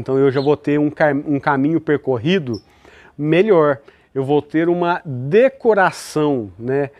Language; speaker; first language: Portuguese; native; Portuguese